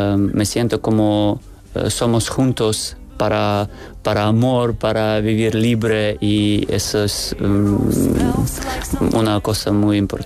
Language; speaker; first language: Spanish; non-native, learner; Ukrainian